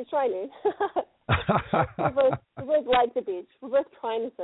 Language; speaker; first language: English; native; English